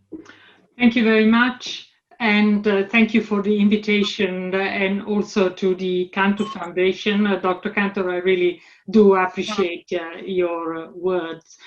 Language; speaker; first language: English; non-native, fluent; Italian